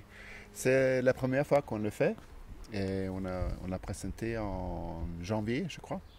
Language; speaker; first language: French; non-native, learner; Swedish